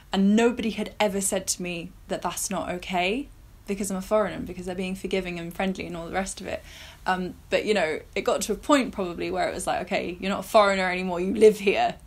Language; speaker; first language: English; native; English